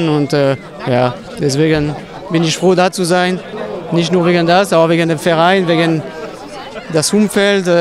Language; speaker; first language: German; non-native, local second language; French